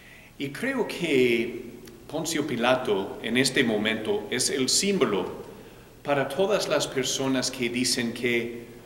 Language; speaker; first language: Spanish; non-native, fluent; English